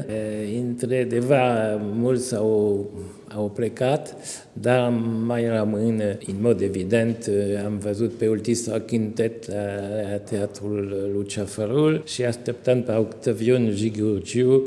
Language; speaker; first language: Romanian; non-native, fluent; French